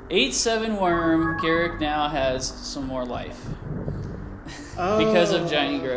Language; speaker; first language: English; native; English